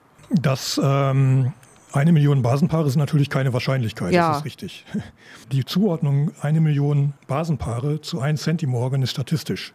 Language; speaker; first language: German; native; German